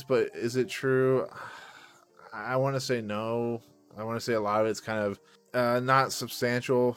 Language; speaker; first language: English; native; English